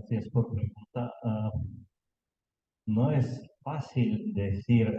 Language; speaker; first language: Spanish; non-native, learner; Lithuanian